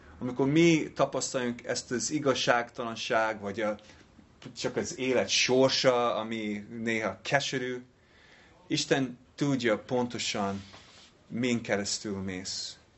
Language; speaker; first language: Hungarian; non-native, fluent; English